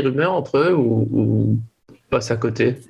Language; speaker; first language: French; native; French